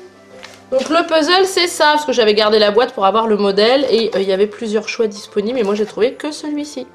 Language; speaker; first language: French; native; French